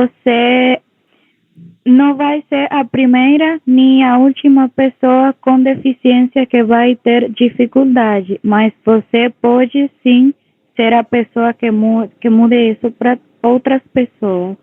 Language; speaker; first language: Portuguese; non-native, local second language; Spanish